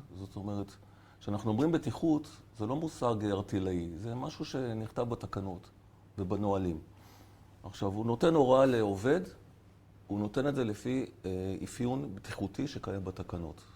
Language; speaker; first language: Hebrew; native; Hebrew